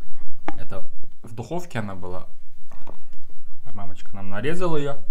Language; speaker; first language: Russian; native; Russian